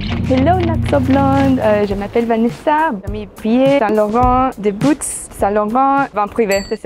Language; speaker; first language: French; non-native, learner; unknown